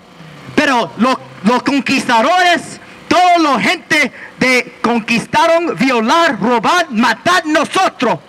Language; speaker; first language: Spanish; non-native, learner; English